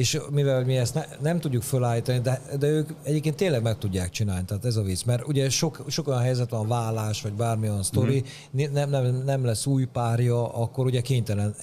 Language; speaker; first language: Hungarian; native; Hungarian